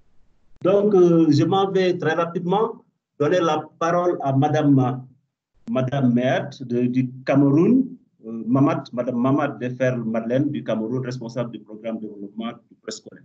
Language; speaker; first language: French; non-native, local second language; Wolof